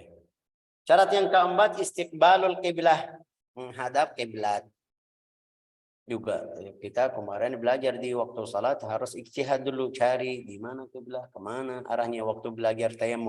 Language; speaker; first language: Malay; non-native, fluent; Arabic